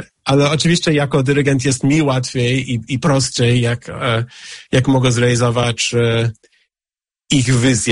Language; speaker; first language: Polish; non-native, fluent; English